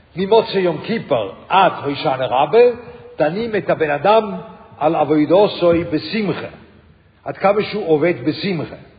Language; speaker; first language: Hebrew; non-native, fluent; English